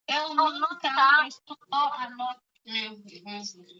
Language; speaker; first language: Portuguese; non-native, learner; Haitian Creole